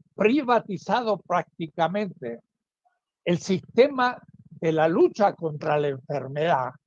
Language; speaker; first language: Spanish; native; Spanish